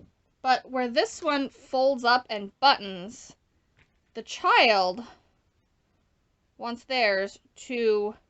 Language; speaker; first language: English; native; English